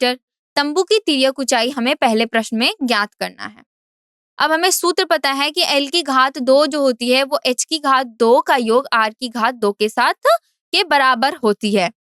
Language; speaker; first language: Hindi; native; Hindi